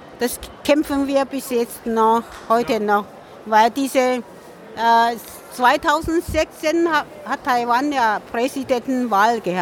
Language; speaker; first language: German; non-native, learner; Min Nan Chinese